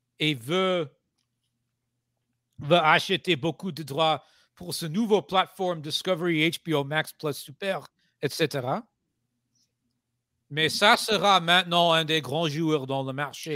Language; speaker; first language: French; non-native, fluent; English